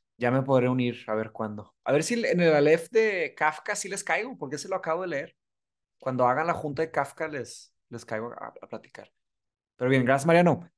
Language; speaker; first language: Spanish; native; Spanish